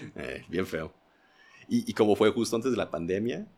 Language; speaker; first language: Spanish; early bilingual, heritage; Spanish